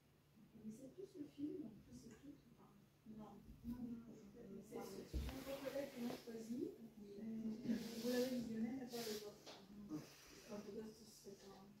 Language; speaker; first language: French; non-native, fluent; Bulgarian